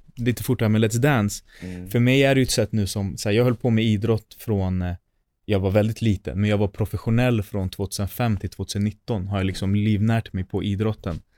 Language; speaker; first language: Swedish; native; Swedish